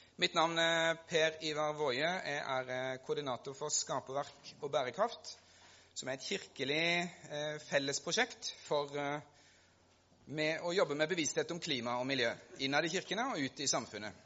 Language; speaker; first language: Norwegian; native; Norwegian